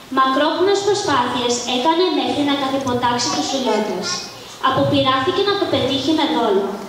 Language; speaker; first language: Greek; early bilingual, heritage; Greek